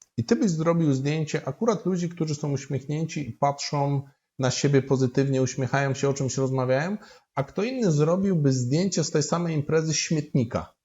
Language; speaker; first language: Polish; native; Polish